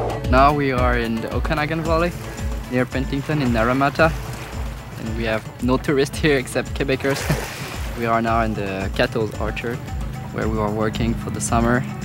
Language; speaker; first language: English; non-native, fluent; French